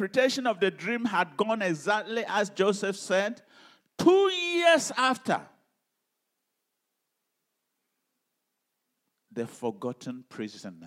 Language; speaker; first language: English; non-native, local second language; Hausa